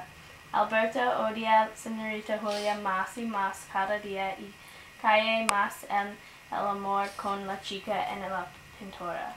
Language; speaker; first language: Spanish; non-native, learner; English